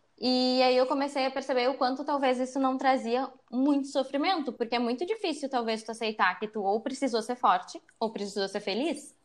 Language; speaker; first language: Portuguese; native; Portuguese